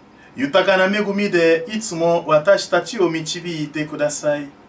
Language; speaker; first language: Japanese; non-native, fluent; French